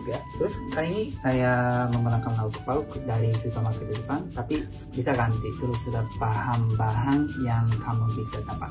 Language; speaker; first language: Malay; non-native, learner; Japanese